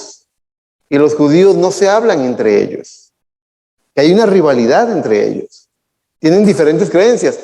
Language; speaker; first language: Spanish; native; Spanish